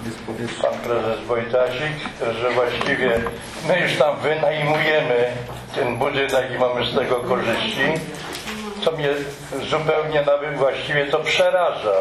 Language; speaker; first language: Polish; native; Polish